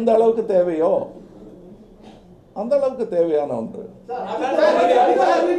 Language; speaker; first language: Tamil; native; Tamil